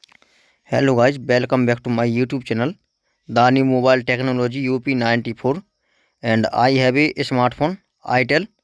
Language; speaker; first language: English; non-native, local second language; Hindi